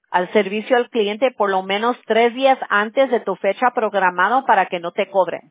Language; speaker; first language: Spanish; early bilingual, other home language; English